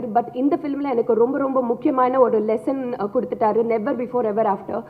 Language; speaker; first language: Tamil; non-native, learner; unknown